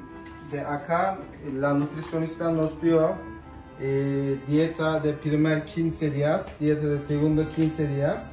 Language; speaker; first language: Spanish; non-native, fluent; Turkish